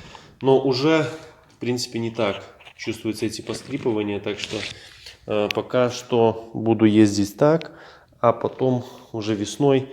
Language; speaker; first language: Russian; native; Russian